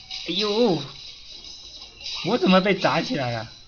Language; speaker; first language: Chinese; native; Chinese